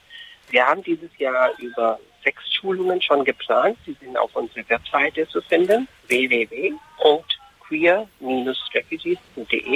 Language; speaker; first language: German; non-native, fluent; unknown